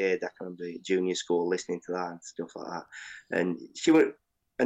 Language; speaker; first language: English; native; English